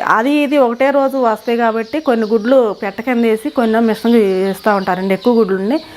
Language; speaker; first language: Telugu; native; Telugu